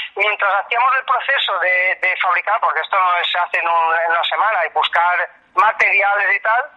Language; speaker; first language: Spanish; native; Spanish